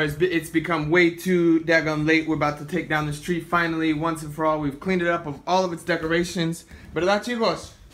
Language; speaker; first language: English; native; English